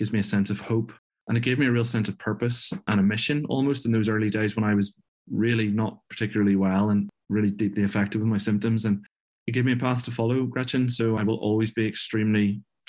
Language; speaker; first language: English; native; English